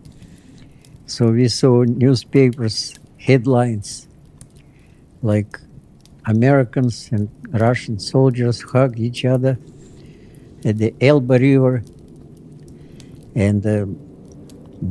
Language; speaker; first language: English; non-native, fluent; Russian